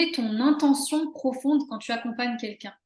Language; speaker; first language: French; native; French